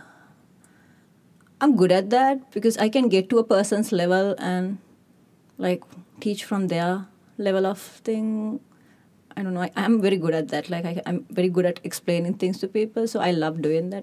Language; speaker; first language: English; non-native, local second language; Sinhala